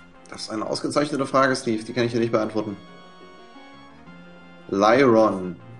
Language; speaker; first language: German; native; German